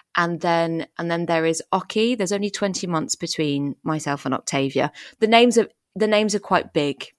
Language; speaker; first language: English; early bilingual, other home language; French